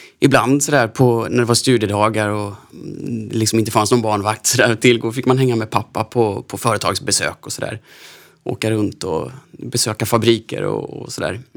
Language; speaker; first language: Swedish; native; Swedish